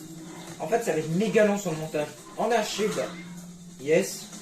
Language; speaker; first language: French; native; French